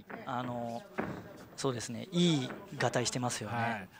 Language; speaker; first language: Japanese; native; Japanese